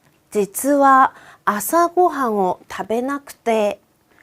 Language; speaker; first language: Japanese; non-native, fluent; Korean